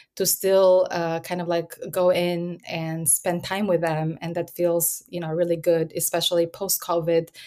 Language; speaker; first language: English; early bilingual, other home language; Albanian